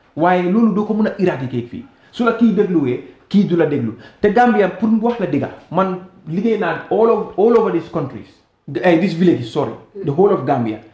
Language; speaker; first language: Wolof; native; Wolof